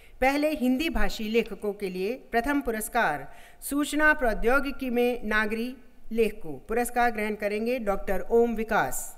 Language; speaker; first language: Hindi; native; Hindi